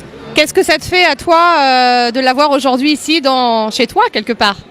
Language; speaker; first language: French; native; French